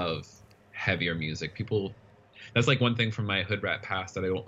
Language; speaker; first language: English; native; English